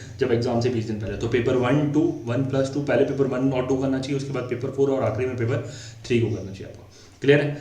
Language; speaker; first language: Hindi; native; Hindi